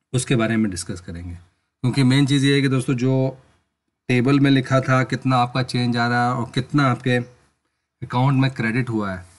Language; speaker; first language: Hindi; native; Hindi